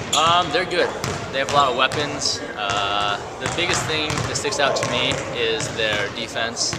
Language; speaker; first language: English; native; English